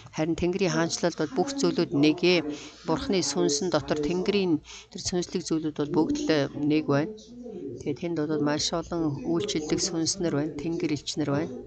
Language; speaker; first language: Mongolian; non-native, fluent; Korean